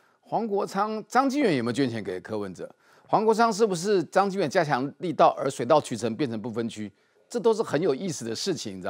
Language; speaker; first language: Chinese; native; Chinese